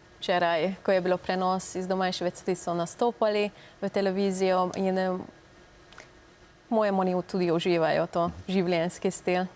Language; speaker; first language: Slovenian; non-native, learner; Hungarian